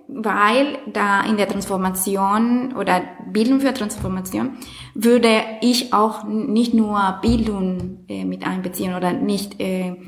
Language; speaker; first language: German; non-native, fluent; Spanish